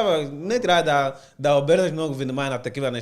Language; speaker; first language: Bulgarian; non-native, learner; Portuguese